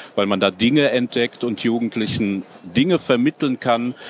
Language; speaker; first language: German; native; German